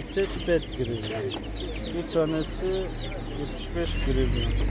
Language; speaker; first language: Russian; non-native, learner; Turkish